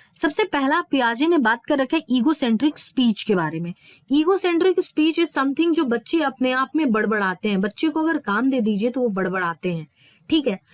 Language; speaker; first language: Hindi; native; Hindi